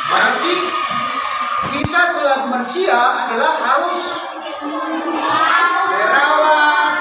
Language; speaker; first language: Indonesian; native; Indonesian